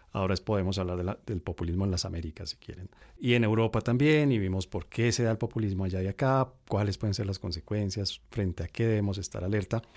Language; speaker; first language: Spanish; native; Spanish